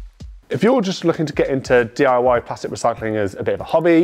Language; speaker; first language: English; native; English